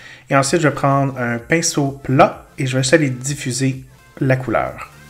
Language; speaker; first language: French; native; French